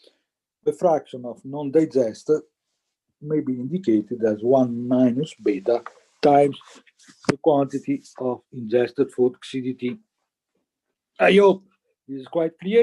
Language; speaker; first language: English; non-native, fluent; Italian